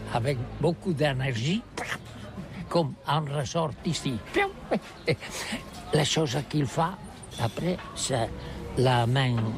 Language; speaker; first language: French; non-native, fluent; Catalan